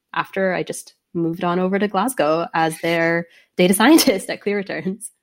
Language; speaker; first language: English; native; English